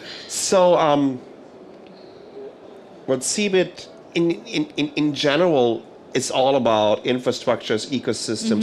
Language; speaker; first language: English; non-native, fluent; German